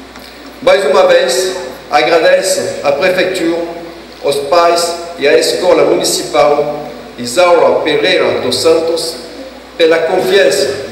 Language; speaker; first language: Portuguese; non-native, fluent; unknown